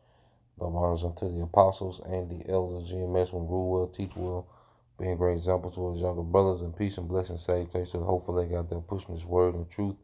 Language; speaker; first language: English; native; English